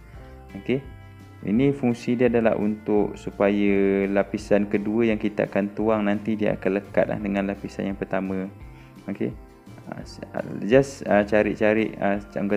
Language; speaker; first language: Malay; native; Malay